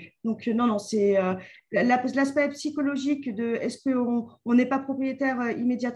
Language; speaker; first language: French; native; French